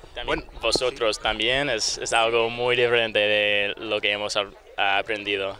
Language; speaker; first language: Spanish; non-native, learner; English